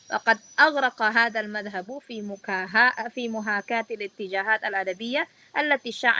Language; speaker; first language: Arabic; non-native, fluent; Indonesian